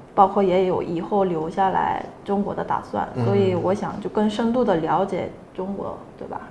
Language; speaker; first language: Chinese; non-native, fluent; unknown